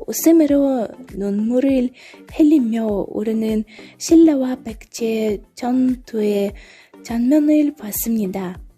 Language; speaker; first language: Korean; non-native, learner; Russian